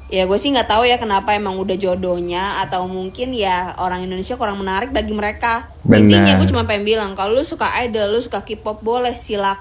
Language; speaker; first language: Indonesian; native; Indonesian